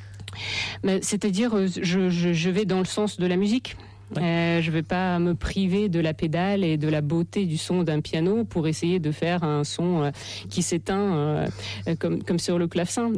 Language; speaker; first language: French; non-native, fluent; Russian